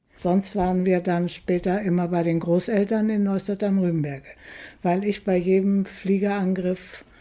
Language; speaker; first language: German; native; German